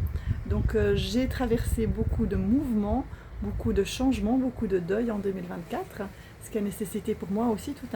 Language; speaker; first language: French; native; French